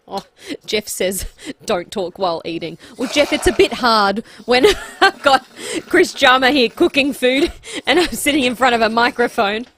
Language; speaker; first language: English; native; English